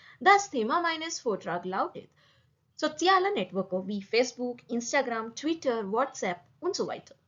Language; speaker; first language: German; non-native, learner; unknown